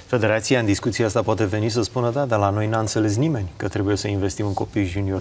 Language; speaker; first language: Romanian; native; Romanian